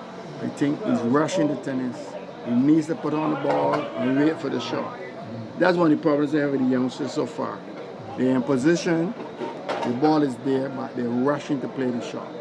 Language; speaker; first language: English; native; English